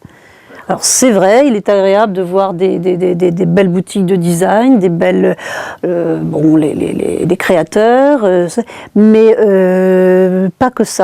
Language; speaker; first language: French; native; French